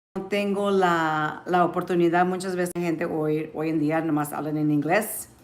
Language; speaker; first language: Spanish; early bilingual, other home language; English